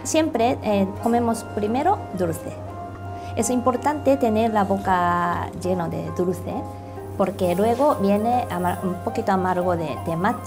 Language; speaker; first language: Spanish; non-native, learner; Japanese